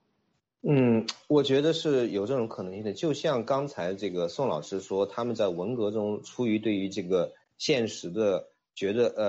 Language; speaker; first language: Chinese; native; Chinese